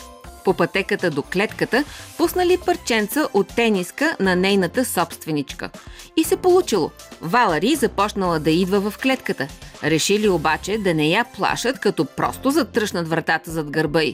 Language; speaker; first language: Bulgarian; native; Bulgarian